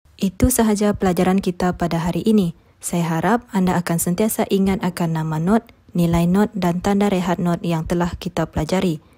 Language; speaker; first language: Malay; non-native, local second language; Iban